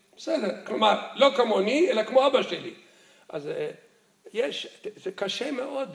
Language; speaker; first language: Hebrew; early bilingual, other home language; Arabic